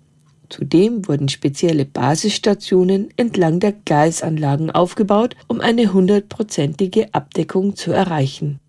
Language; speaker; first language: German; native; German